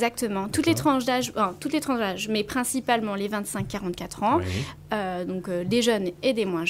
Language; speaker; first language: French; native; French